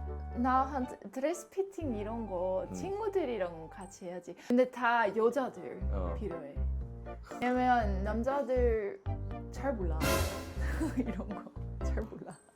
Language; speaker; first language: Korean; non-native, learner; Dutch